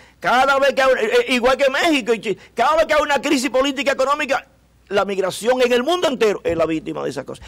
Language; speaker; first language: Spanish; native; Spanish